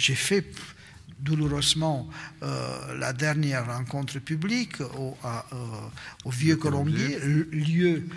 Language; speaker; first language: French; non-native, fluent; Romanian